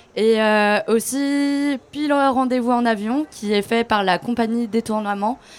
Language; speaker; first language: French; native; French